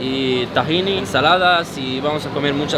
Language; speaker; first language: Spanish; non-native, learner; Arabic